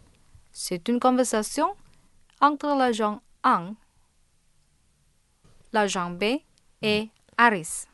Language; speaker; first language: French; non-native, fluent; Indonesian